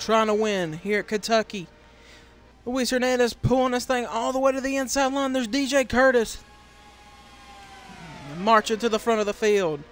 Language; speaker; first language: English; native; English